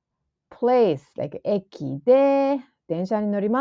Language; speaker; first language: Japanese; non-native, fluent; English